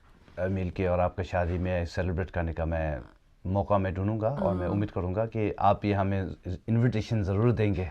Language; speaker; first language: Hindi; non-native, local second language; Tibetan